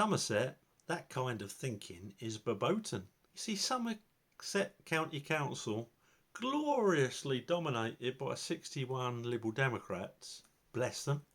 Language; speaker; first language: English; native; English